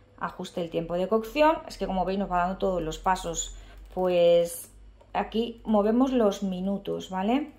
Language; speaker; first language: Spanish; native; Spanish